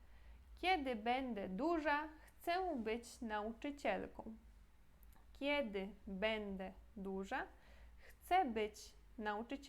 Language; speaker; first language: Polish; non-native, fluent; Portuguese